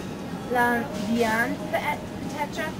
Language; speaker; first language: French; non-native, learner; English